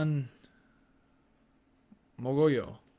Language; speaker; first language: Korean; non-native, learner; English